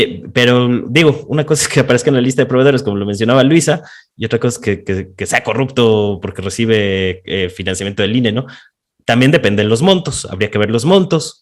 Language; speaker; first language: Spanish; native; Spanish